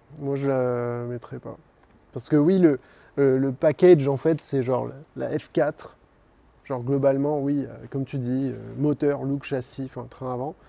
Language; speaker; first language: French; native; French